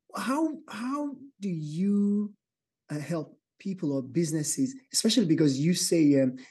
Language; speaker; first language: English; non-native, local second language; Yoruba